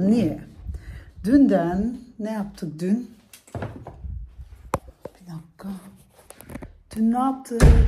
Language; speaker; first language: Turkish; early bilingual, heritage; Turkish